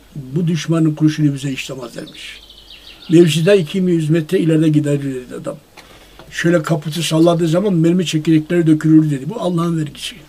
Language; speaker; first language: Turkish; native; Turkish